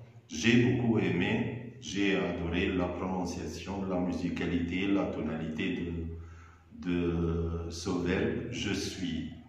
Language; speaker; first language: French; non-native, fluent; Arabic